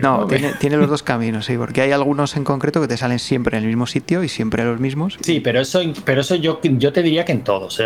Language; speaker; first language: Spanish; native; Spanish